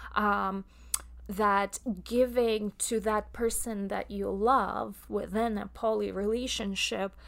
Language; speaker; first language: English; non-native, fluent; Russian